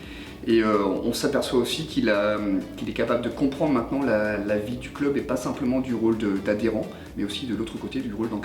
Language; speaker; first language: French; native; French